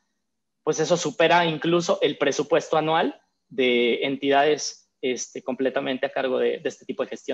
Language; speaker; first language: Spanish; native; Spanish